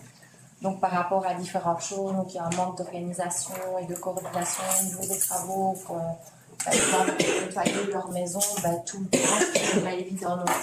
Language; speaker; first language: French; native; French